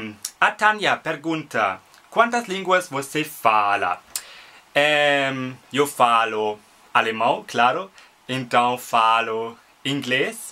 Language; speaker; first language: Portuguese; non-native, fluent; German